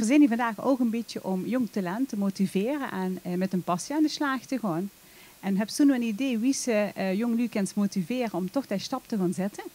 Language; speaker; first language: Dutch; native; Dutch